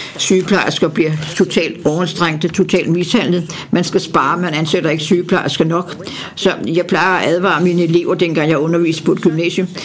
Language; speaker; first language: Danish; native; Danish